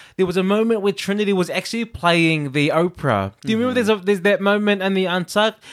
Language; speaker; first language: English; native; English